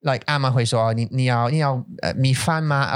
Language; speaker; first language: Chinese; non-native, learner; English